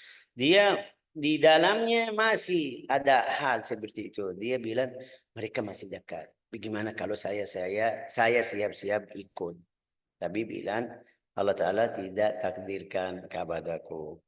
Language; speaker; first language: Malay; non-native, fluent; Arabic